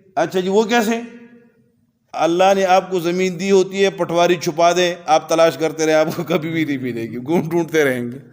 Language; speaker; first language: Urdu; non-native, local second language; Pashto